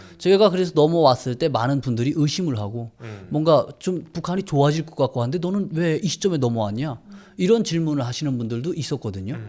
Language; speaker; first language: Korean; native; Korean